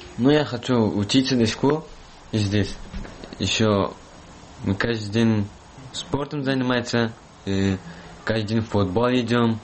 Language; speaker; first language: Russian; non-native, learner; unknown